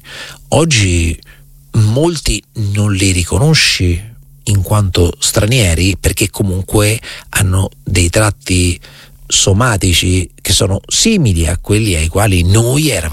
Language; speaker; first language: Italian; native; Italian